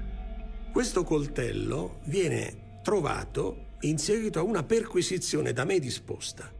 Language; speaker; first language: Italian; native; Italian